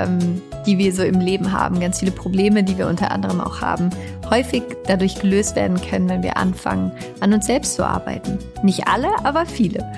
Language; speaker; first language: German; native; German